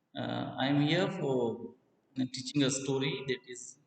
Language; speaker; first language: English; non-native, local second language; Hindi